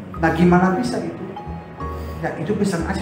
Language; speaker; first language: Indonesian; non-native, fluent; German